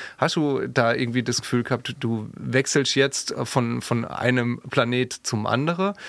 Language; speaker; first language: German; native; German